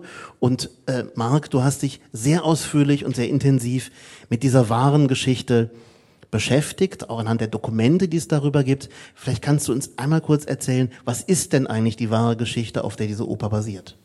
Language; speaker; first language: German; native; German